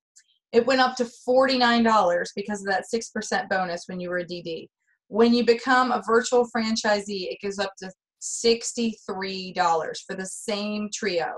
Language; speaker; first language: English; native; English